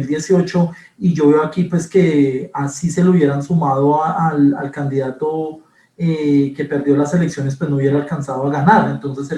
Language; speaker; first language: Spanish; native; Spanish